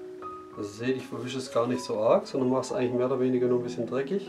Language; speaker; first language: German; native; German